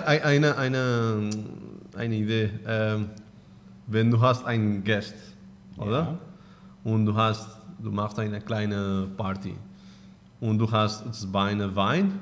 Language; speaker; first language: German; non-native, learner; Spanish